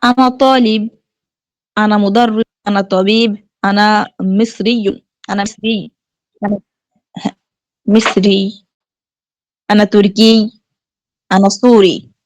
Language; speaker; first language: Arabic; non-native, learner; Bangla